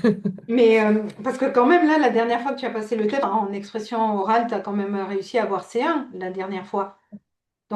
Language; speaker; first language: French; native; French